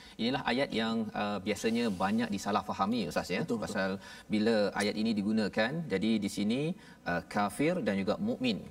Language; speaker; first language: Malay; native; Malay